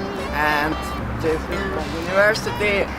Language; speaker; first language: English; non-native, learner; Ukrainian